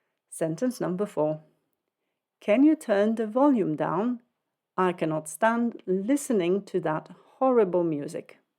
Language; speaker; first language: English; non-native, fluent; Polish